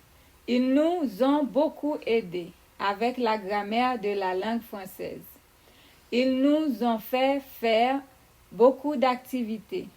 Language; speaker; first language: French; non-native, fluent; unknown